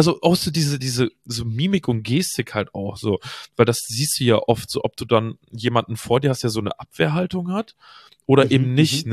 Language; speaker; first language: German; native; German